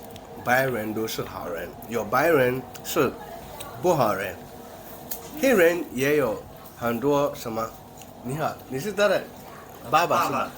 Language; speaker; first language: Chinese; non-native, learner; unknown